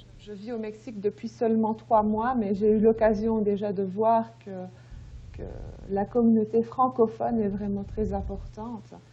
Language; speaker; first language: French; native; French